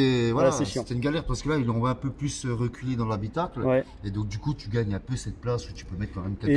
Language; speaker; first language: French; native; French